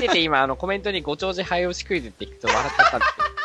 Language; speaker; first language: Japanese; native; Japanese